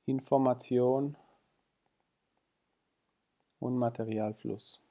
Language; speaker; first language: German; non-native, fluent; Spanish